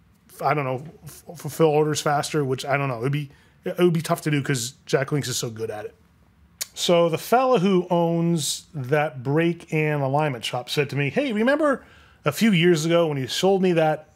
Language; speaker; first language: English; native; English